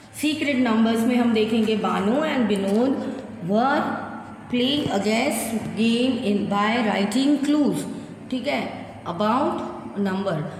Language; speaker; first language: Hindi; non-native, local second language; Gujarati